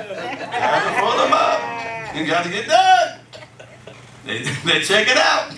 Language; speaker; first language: English; native; English